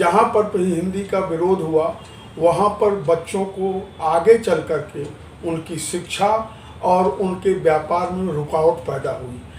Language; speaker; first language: Hindi; non-native, local second language; Marathi